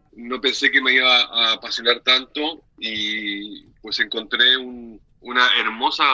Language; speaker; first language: Spanish; native; Spanish